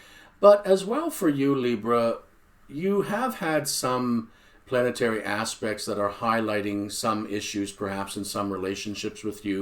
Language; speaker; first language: English; native; English